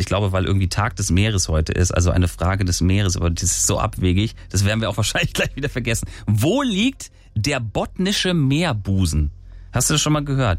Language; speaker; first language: German; native; German